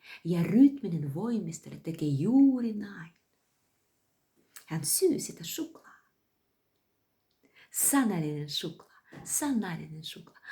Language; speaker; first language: Finnish; non-native, fluent; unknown